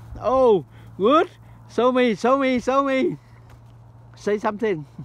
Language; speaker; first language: English; non-native, learner; Vietnamese